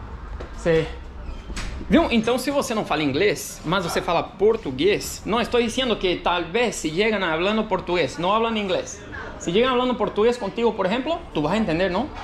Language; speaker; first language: Portuguese; non-native, learner; Spanish